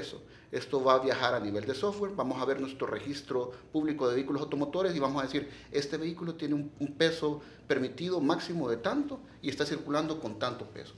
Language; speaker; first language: Spanish; native; Spanish